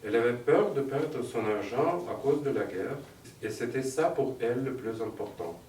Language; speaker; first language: French; non-native, fluent; Russian